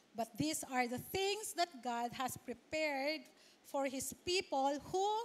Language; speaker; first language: English; non-native, local second language; Filipino